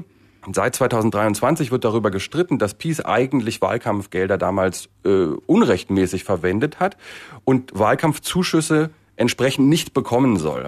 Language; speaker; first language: German; native; German